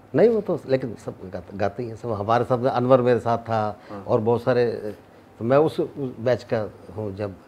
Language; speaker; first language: Hindi; native; Hindi